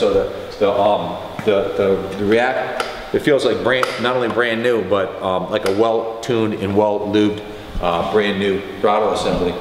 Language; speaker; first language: English; native; English